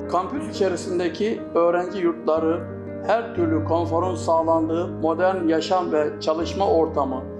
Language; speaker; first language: Turkish; native; Turkish